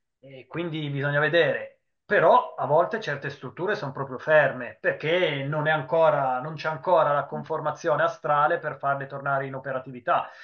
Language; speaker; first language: Italian; native; Italian